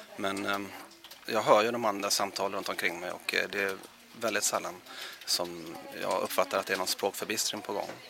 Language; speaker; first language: Swedish; native; Swedish